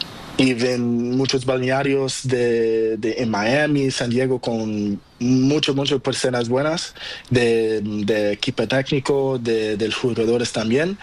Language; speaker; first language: Spanish; non-native, learner; Portuguese